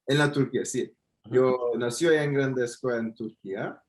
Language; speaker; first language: Spanish; non-native, fluent; Turkish